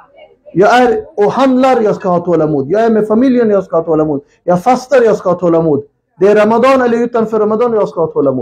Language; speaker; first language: Swedish; non-native, local second language; Urdu